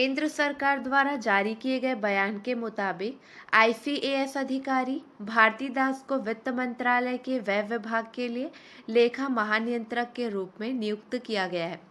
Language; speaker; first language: Hindi; native; Hindi